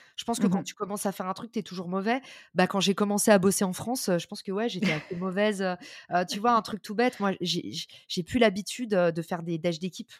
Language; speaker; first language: French; native; French